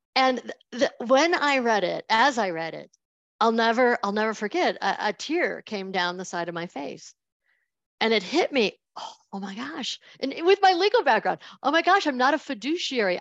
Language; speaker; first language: English; native; English